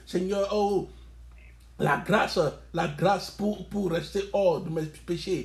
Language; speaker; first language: French; non-native, local second language; Yoruba